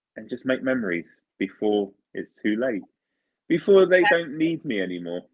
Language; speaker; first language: English; early bilingual, other home language; Italian